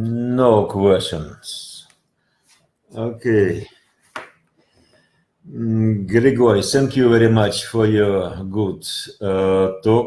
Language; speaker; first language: English; non-native, learner; Russian